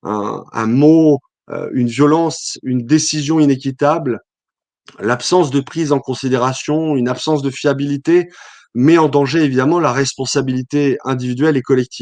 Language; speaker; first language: French; native; French